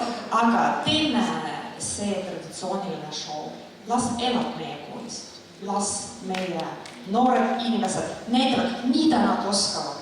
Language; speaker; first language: Estonian; non-native, local second language; Russian